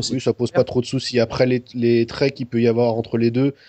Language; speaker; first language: French; native; French